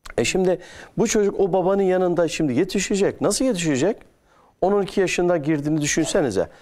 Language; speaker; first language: Turkish; native; Turkish